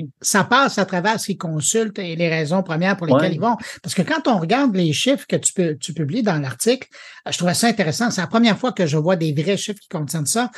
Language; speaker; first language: French; native; French